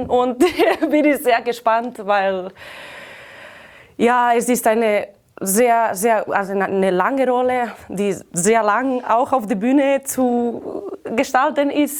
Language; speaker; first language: German; non-native, fluent; Catalan